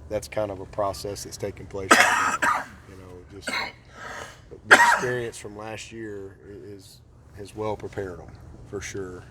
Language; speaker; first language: English; native; English